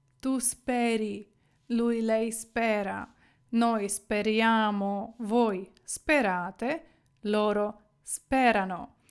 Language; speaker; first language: Italian; non-native, fluent; Ukrainian